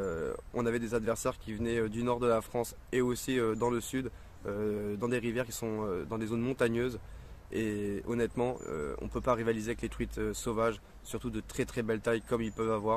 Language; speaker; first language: French; native; French